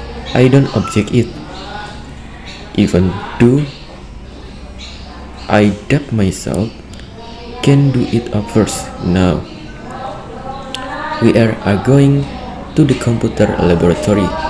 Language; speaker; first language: English; non-native, learner; Indonesian